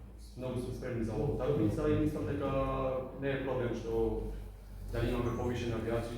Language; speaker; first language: Macedonian; non-native, local second language; Albanian